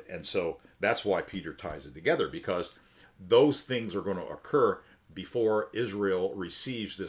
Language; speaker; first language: English; native; English